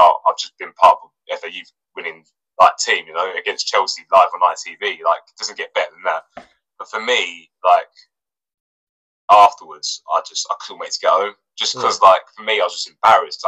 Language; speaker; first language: English; non-native, local second language; Russian